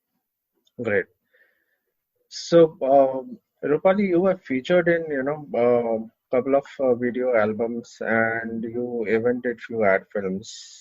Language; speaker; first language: English; non-native, local second language; Hindi